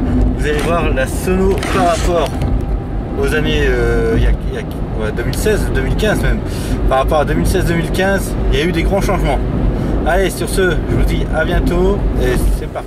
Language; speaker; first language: French; native; French